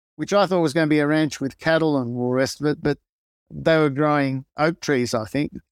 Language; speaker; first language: English; non-native, local second language; Greek